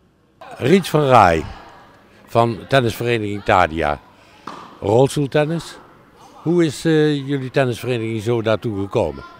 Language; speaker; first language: Dutch; native; Dutch